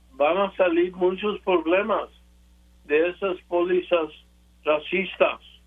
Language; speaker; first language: Spanish; early bilingual, other home language; English